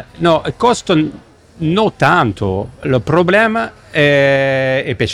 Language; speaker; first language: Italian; non-native, learner; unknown